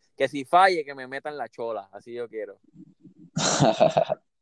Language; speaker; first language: Spanish; native; Spanish